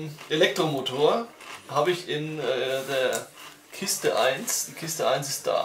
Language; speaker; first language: German; native; German